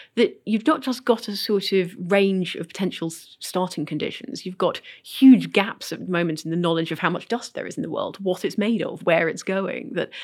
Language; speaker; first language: English; native; English